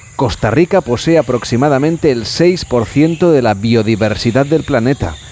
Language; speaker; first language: Spanish; native; Spanish